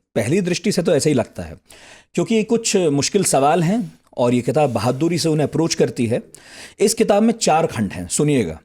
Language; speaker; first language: Hindi; native; Hindi